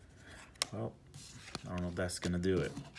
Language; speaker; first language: English; native; English